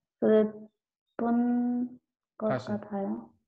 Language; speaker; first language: Korean; non-native, learner; Spanish